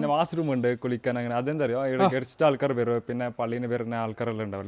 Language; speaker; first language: Malayalam; non-native, local second language; Kannada